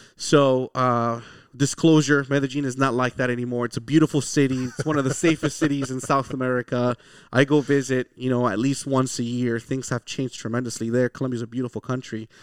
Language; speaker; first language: English; early bilingual, other home language; Spanish